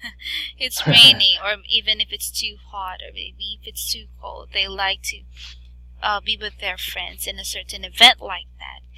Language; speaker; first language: English; non-native, fluent; Filipino